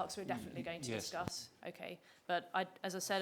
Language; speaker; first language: English; native; English